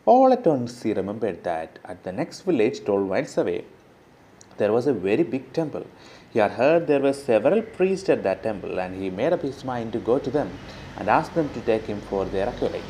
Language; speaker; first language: English; non-native, local second language; Malayalam